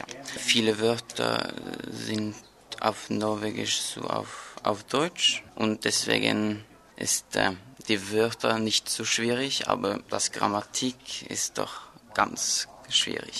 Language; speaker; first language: German; non-native, learner; Norwegian